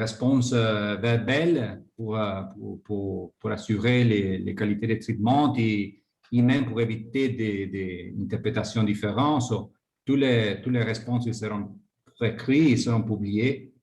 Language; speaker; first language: French; non-native, fluent; Spanish